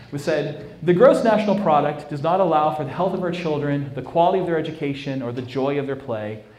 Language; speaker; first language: English; native; English